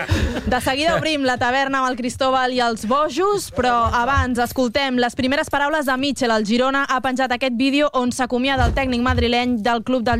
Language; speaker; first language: Catalan; native; Catalan